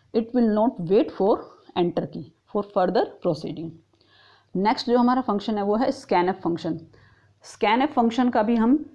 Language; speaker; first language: Hindi; native; Hindi